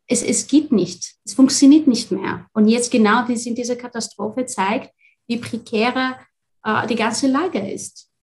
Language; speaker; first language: German; non-native, fluent; Arabic